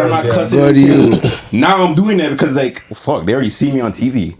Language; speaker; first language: English; native; English